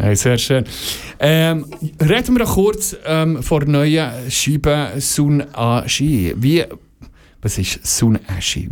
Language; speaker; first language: German; native; German